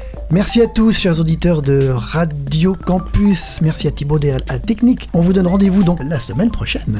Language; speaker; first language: French; native; French